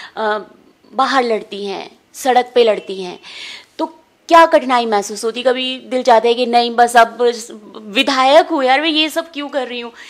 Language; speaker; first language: Hindi; native; Hindi